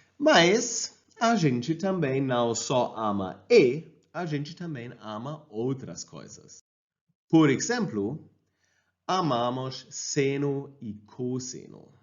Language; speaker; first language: Portuguese; non-native, fluent; German